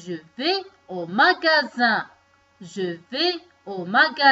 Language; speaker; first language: French; non-native, local second language; Arabic